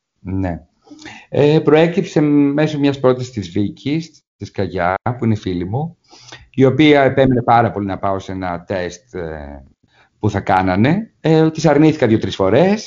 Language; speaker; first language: Greek; native; Greek